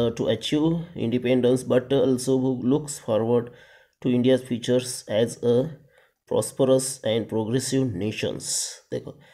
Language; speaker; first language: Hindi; non-native, local second language; Marathi